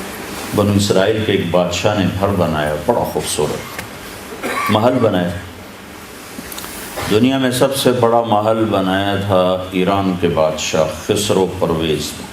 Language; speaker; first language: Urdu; non-native, local second language; Punjabi